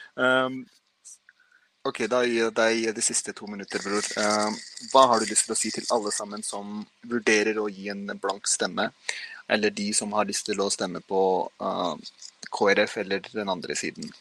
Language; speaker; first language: Norwegian; early bilingual, other home language; Urdu